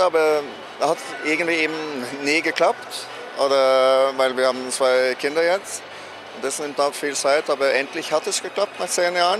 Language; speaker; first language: German; non-native, fluent; Norwegian